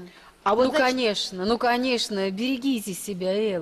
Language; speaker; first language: Russian; native; Russian